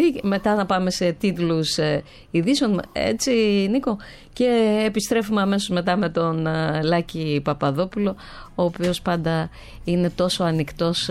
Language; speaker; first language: Greek; native; Greek